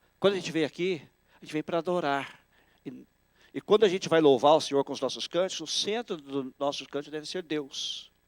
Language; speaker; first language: Portuguese; native; Portuguese